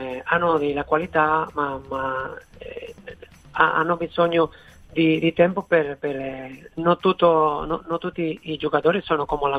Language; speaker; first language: Italian; non-native, fluent; Spanish